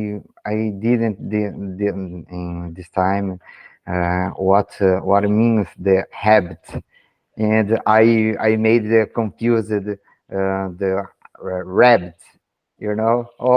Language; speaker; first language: English; non-native, learner; Portuguese